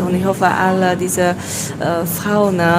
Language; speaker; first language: German; non-native, learner; Indonesian